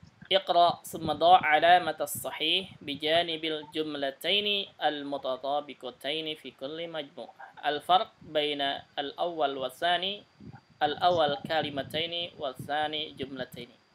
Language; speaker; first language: Arabic; non-native, fluent; Indonesian